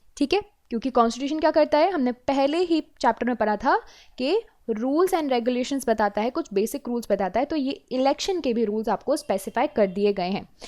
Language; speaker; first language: Hindi; native; Hindi